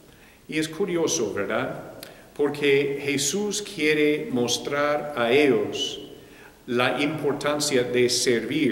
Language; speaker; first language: Spanish; non-native, fluent; English